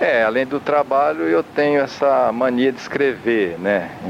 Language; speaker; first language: Portuguese; native; Portuguese